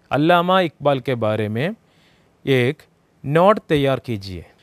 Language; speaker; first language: Hindi; non-native, local second language; Malayalam